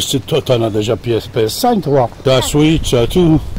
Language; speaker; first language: French; non-native, fluent; Persian